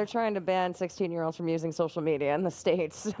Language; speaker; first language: English; native; English